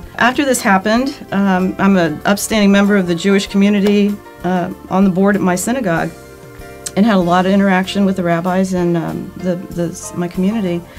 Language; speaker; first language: English; native; English